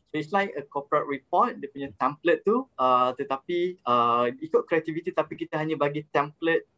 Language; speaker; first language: English; non-native, local second language; Malay